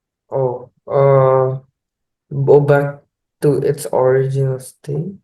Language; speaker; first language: English; non-native, learner; Indonesian